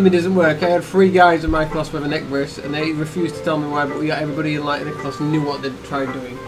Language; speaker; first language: English; native; English